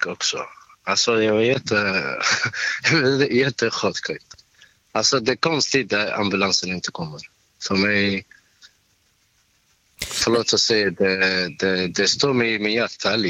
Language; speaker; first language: Swedish; non-native, learner; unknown